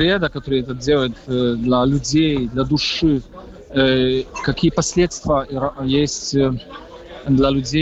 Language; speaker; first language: Russian; non-native, fluent; Polish